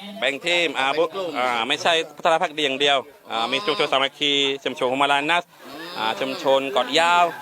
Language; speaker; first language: Thai; non-native, local second language; Malay